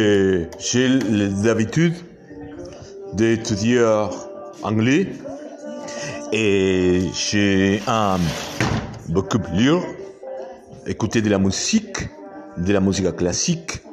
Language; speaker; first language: French; non-native, learner; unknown